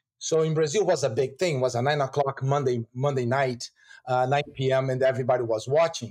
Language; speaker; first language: English; non-native, fluent; Portuguese